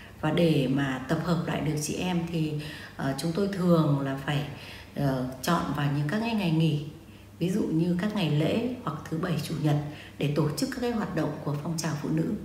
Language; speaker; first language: Vietnamese; native; Vietnamese